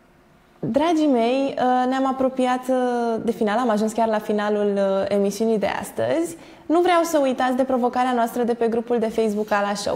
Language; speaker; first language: Romanian; native; Romanian